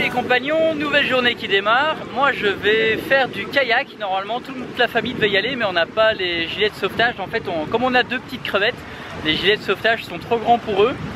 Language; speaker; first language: French; native; French